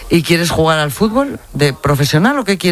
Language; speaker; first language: Spanish; native; Spanish